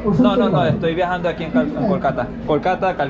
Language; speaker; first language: Spanish; early bilingual, heritage; Spanish